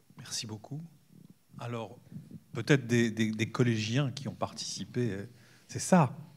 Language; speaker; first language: French; native; French